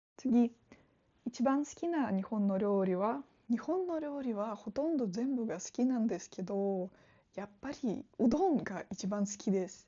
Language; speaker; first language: Japanese; non-native, fluent; Russian